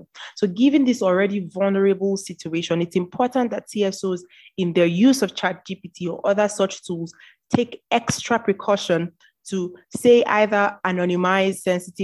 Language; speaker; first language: English; non-native, local second language; Yoruba